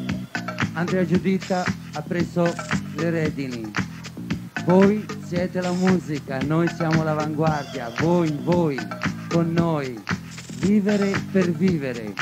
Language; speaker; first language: Italian; non-native, fluent; Spanish